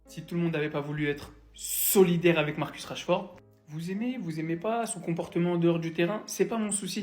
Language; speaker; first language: French; native; French